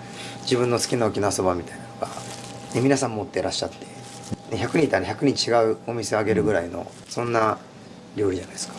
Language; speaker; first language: Japanese; native; Japanese